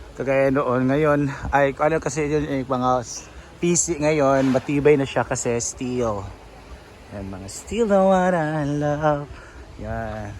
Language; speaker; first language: Filipino; non-native, local second language; Cebuano